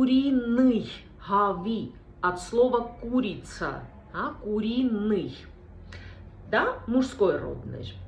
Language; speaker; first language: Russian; non-native, fluent; Armenian